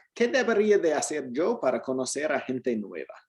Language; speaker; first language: Spanish; non-native, fluent; English